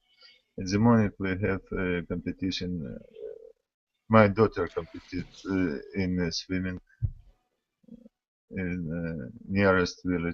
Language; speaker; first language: English; non-native, learner; Russian